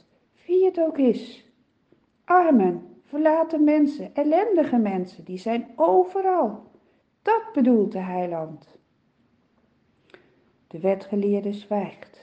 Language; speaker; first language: Dutch; native; Dutch